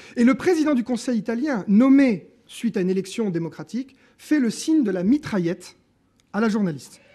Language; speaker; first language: French; native; French